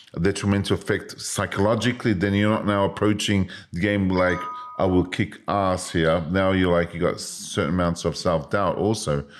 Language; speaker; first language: English; native; English